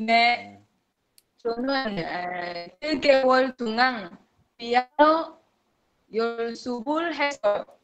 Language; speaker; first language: Korean; non-native, learner; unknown